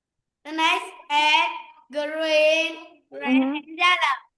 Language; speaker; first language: English; non-native, learner; Vietnamese